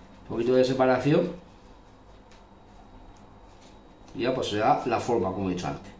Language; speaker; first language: Spanish; native; Spanish